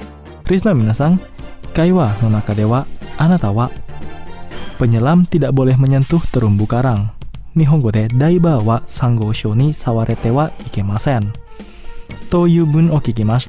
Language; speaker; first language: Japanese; non-native, fluent; Indonesian